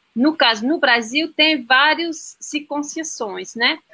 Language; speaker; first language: Portuguese; non-native, fluent; French